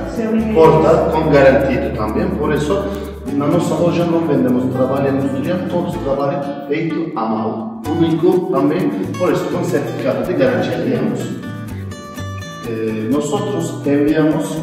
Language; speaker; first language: Portuguese; non-native, learner; Turkish